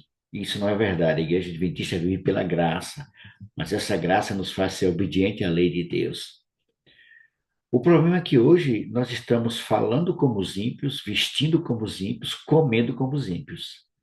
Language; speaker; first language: Portuguese; native; Portuguese